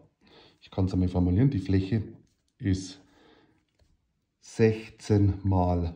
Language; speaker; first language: German; native; German